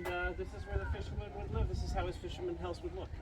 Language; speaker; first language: English; native; English